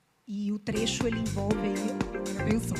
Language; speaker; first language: Portuguese; native; Portuguese